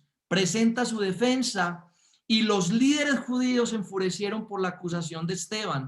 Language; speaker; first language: Spanish; native; Spanish